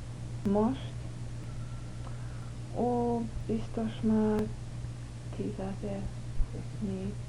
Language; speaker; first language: Hungarian; early bilingual, heritage; English